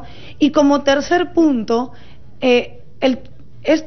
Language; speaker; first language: Spanish; native; Spanish